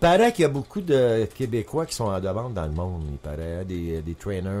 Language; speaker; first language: French; native; French